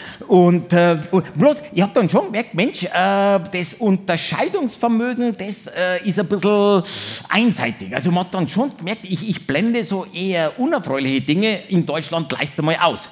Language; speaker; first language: German; early bilingual, other home language; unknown